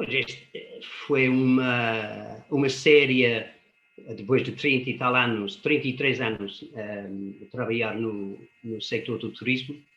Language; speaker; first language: Portuguese; non-native, fluent; English